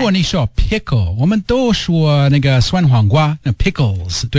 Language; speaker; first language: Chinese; non-native, fluent; English